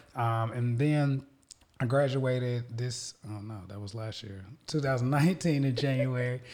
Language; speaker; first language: English; native; English